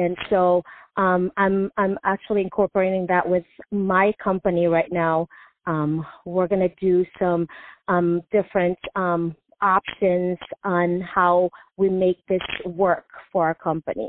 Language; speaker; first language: English; non-native, local second language; Filipino